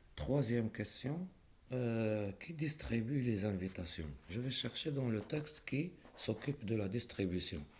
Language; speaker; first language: French; non-native, local second language; Arabic